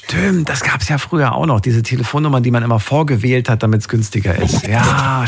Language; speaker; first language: German; native; German